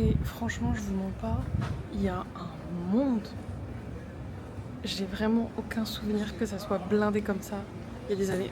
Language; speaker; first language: French; native; French